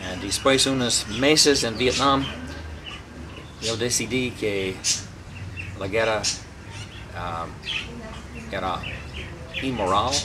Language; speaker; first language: Spanish; non-native, learner; English